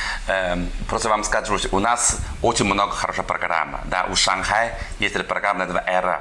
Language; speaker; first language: Russian; non-native, learner; Chinese